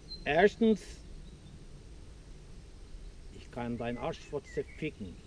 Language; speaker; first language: German; non-native, fluent; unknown